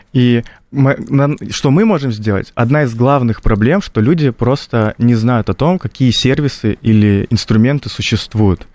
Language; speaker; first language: Russian; native; Russian